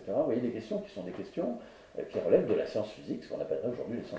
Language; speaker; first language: French; native; French